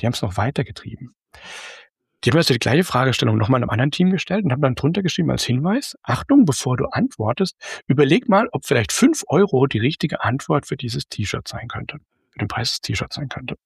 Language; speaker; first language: German; native; German